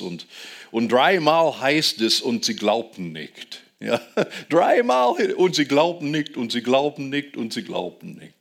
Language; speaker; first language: German; non-native, fluent; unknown